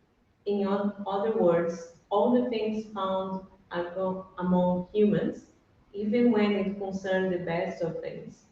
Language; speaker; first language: English; non-native, fluent; Portuguese